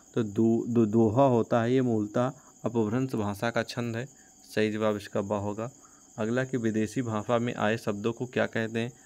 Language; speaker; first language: Hindi; native; Hindi